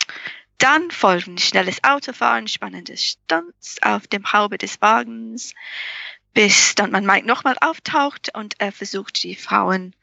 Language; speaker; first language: German; non-native, fluent; English